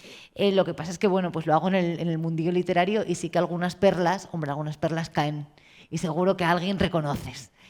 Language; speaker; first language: Spanish; native; Spanish